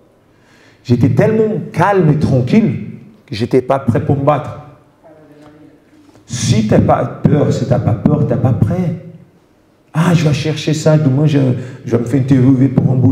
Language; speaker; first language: French; non-native, fluent; Portuguese